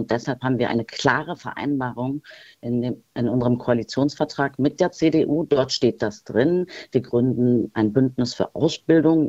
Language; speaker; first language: German; early bilingual, other home language; Turkish